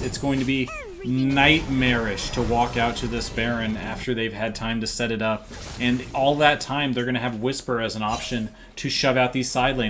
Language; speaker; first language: English; native; English